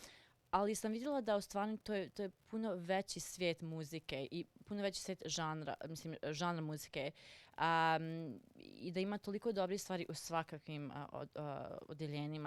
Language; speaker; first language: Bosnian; early bilingual, heritage; Serbian